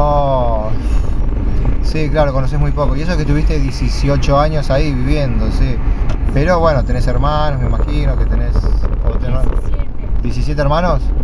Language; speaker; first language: Spanish; native; Spanish